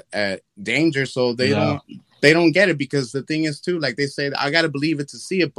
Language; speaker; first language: English; early bilingual, other home language; Spanish